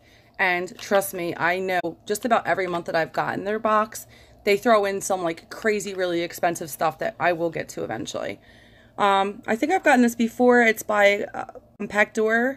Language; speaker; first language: English; native; English